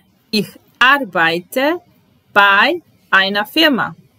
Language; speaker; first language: German; non-native, fluent; Serbian